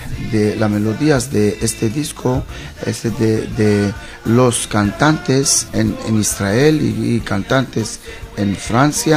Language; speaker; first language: Spanish; non-native, learner; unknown